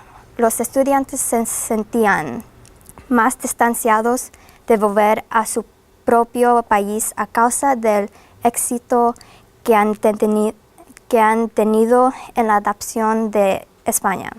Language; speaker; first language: Spanish; non-native, fluent; English